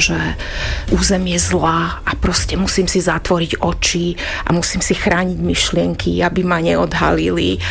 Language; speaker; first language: Slovak; non-native, local second language; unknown